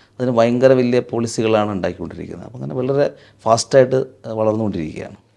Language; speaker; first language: Malayalam; native; Malayalam